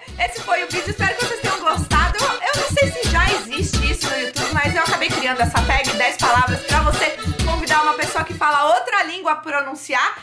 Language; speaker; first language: Portuguese; native; Portuguese